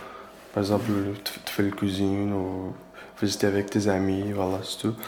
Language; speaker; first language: French; non-native, learner; Persian